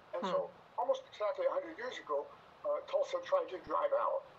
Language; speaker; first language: English; native; English